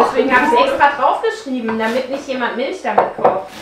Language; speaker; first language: German; native; German